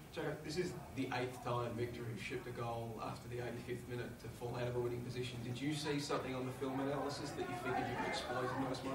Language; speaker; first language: English; native; English